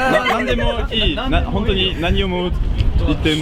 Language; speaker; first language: Japanese; non-native, fluent; French